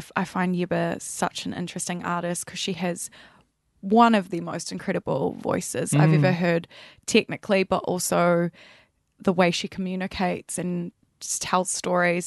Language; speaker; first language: English; native; English